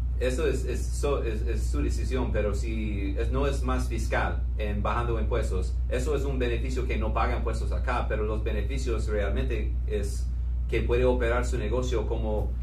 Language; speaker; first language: Spanish; non-native, fluent; English